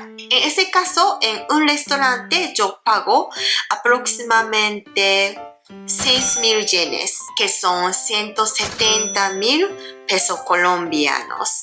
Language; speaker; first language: Spanish; non-native, learner; Japanese